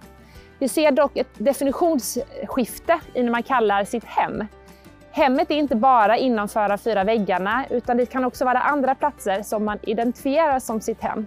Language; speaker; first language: Swedish; native; Swedish